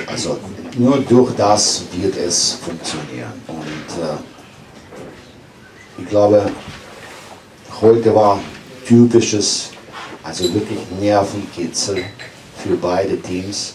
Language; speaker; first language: German; non-native, fluent; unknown